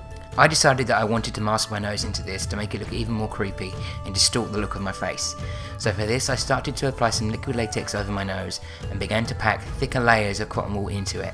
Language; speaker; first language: English; native; English